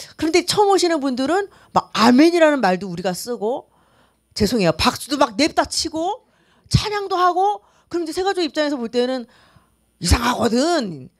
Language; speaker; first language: Korean; native; Korean